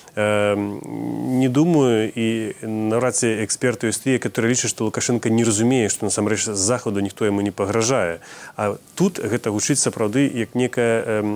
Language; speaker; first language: Belarusian; native; Belarusian